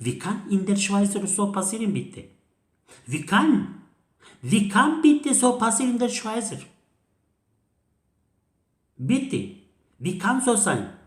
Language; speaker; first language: German; non-native, learner; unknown